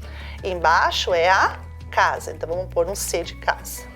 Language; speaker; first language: Portuguese; native; Portuguese